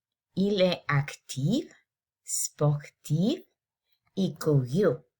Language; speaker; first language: French; non-native, learner; English